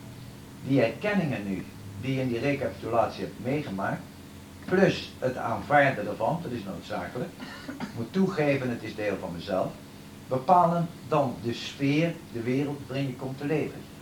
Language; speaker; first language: Dutch; native; Dutch